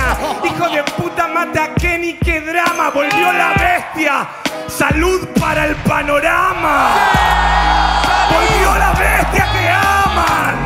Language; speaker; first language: Spanish; native; Spanish